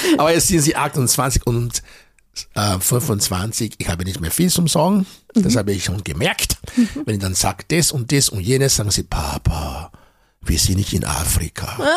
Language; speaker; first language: German; non-native, fluent; Bini